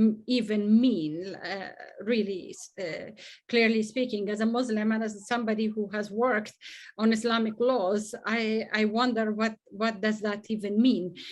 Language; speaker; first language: English; non-native, fluent; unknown